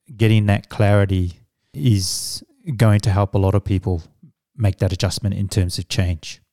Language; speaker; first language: English; early bilingual, other home language; Samoan